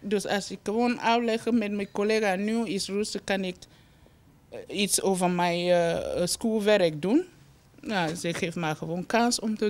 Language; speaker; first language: Dutch; non-native, learner; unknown